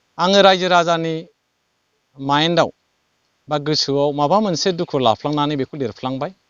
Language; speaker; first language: Bodo; native; Bodo